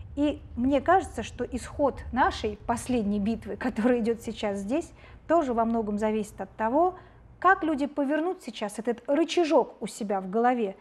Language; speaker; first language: Russian; native; Russian